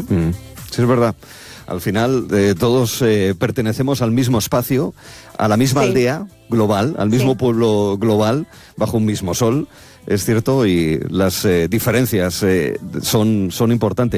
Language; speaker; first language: Spanish; native; Spanish